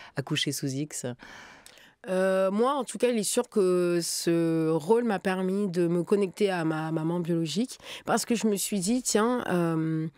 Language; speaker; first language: French; native; French